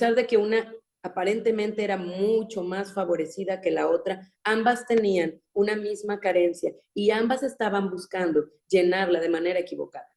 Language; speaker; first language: Spanish; native; Spanish